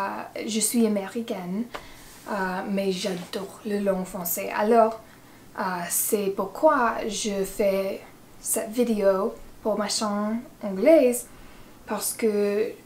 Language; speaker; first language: French; non-native, learner; English